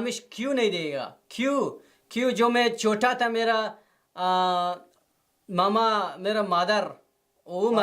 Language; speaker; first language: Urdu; non-native, learner; Persian